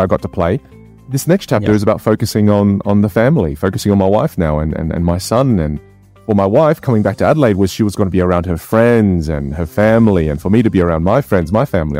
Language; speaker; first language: English; native; English